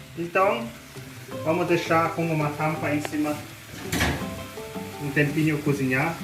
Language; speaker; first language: Portuguese; non-native, learner; German